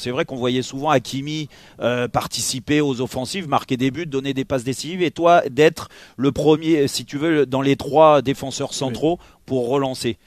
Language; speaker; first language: French; native; French